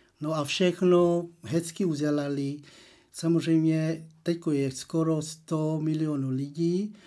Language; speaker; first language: Czech; non-native, learner; Vietnamese